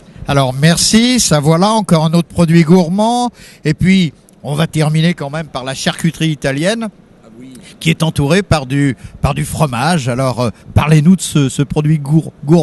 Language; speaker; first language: French; native; French